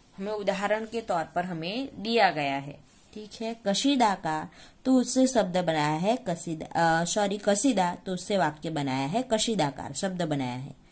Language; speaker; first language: Hindi; non-native, local second language; Gujarati